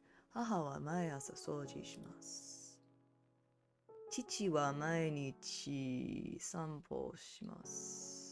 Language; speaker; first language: Japanese; non-native, learner; English